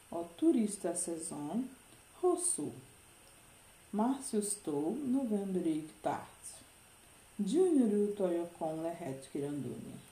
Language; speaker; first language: Hungarian; non-native, learner; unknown